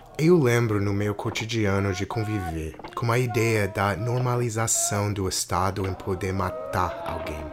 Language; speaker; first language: Portuguese; non-native, fluent; English